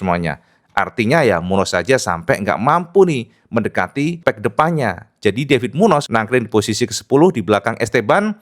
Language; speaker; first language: Indonesian; native; Indonesian